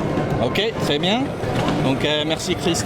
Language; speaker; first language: French; non-native, fluent; English